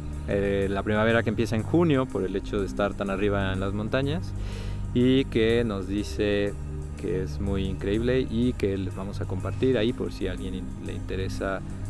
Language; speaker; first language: Spanish; native; Spanish